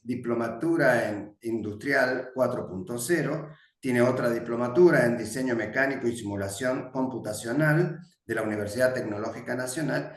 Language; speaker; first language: Spanish; native; Spanish